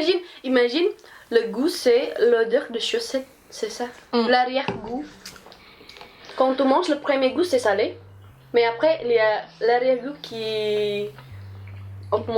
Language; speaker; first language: French; non-native, learner; Indonesian